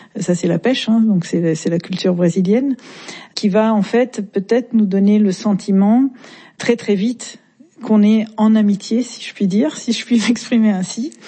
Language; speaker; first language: French; native; French